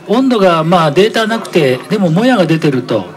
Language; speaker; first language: Japanese; native; Japanese